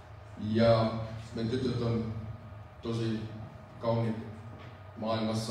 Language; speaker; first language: Finnish; non-native, fluent; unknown